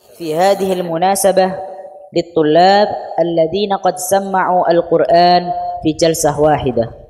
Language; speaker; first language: Arabic; non-native, fluent; Indonesian